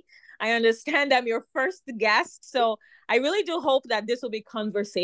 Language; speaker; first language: English; non-native, local second language; Yoruba